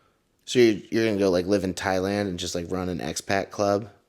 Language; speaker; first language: English; native; English